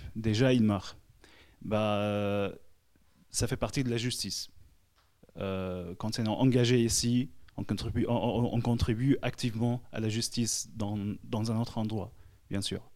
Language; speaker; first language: French; non-native, fluent; Arabic